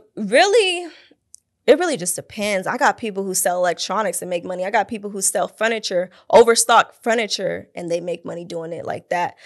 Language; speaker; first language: English; native; English